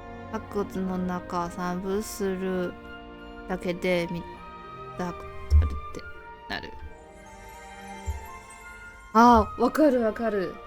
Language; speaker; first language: Japanese; non-native, learner; Chinese